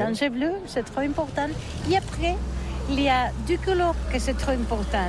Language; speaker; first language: French; non-native, learner; Catalan